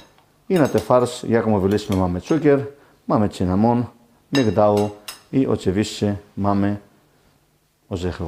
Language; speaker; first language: Polish; non-native, learner; Greek